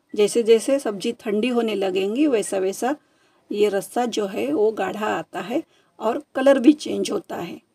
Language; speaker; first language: Hindi; non-native, local second language; Marathi